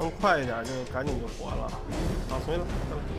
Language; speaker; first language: Chinese; native; Chinese